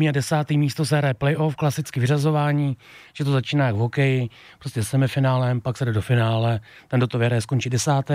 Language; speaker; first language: Czech; native; Czech